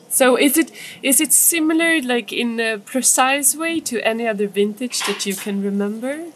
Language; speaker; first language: English; non-native, fluent; Swedish